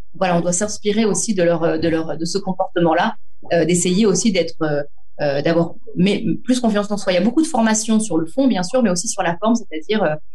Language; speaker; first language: French; native; French